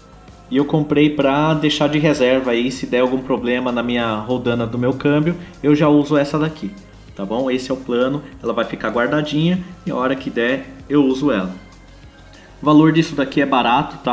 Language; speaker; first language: Portuguese; native; Portuguese